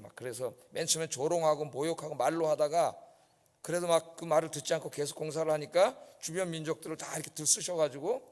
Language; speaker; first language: Korean; native; Korean